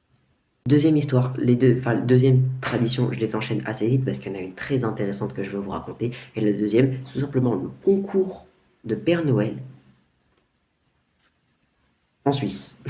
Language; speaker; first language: French; native; French